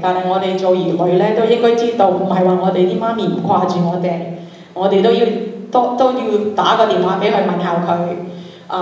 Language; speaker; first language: Cantonese; early bilingual, heritage; Cantonese